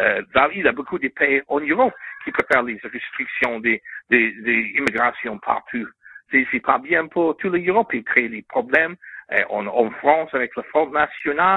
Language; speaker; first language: French; non-native, learner; English